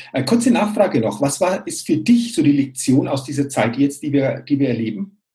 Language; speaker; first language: German; native; German